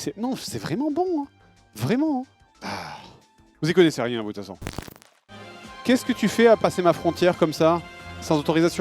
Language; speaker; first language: French; native; French